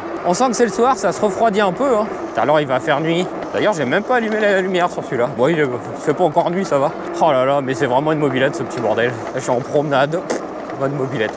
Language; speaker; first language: French; native; French